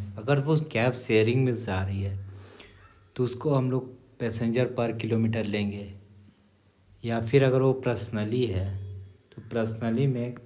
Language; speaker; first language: Hindi; native; Hindi